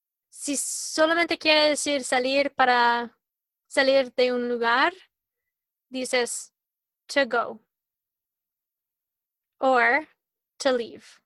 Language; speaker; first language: Spanish; non-native, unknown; English